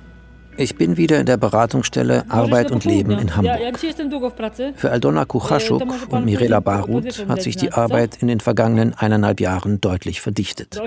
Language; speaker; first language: German; native; German